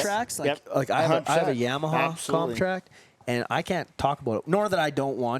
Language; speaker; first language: English; native; English